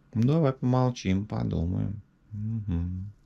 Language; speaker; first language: Russian; native; Russian